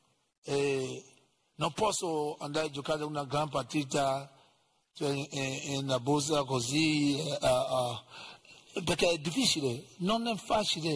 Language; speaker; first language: Italian; non-native, learner; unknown